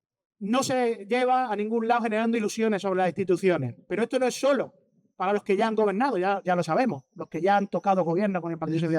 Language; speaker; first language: Spanish; native; Spanish